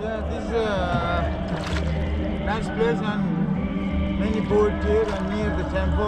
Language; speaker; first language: English; non-native, learner; Nepali